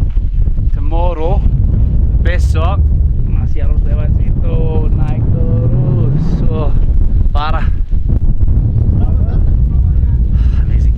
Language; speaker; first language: Indonesian; non-native, learner; English